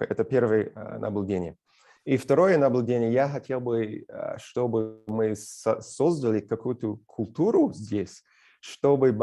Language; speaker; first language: Russian; non-native, fluent; English